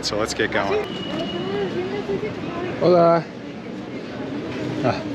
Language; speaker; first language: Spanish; non-native, learner; English